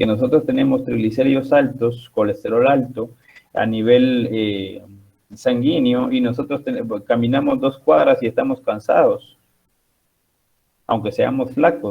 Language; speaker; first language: Spanish; native; Spanish